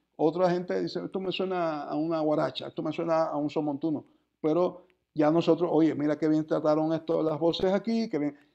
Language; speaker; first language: Spanish; native; Spanish